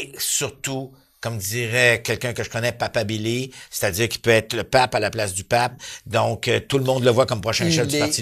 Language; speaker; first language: French; native; French